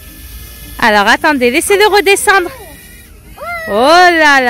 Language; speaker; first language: French; native; French